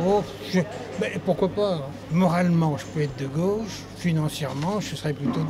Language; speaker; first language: French; native; French